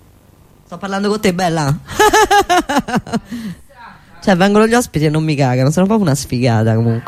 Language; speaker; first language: Italian; native; Italian